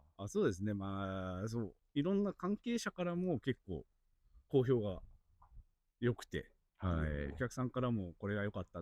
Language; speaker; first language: Japanese; native; Japanese